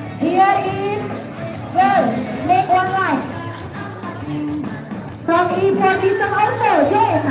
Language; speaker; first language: English; non-native, learner; Indonesian